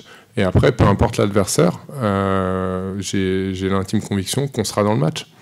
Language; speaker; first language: French; native; French